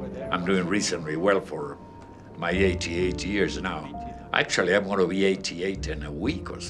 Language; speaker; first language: English; non-native, fluent; Spanish